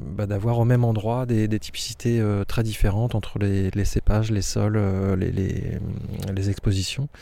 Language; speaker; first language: French; native; French